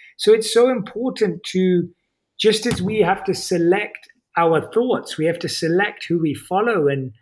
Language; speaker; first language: English; native; English